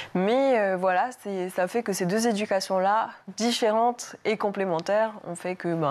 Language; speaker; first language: French; native; French